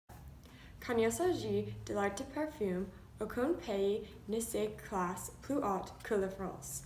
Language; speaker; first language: French; non-native, learner; English